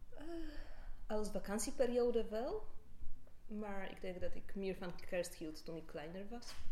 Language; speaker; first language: Dutch; non-native, fluent; Polish